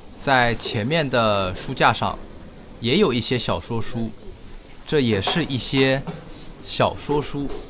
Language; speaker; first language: Chinese; native; Chinese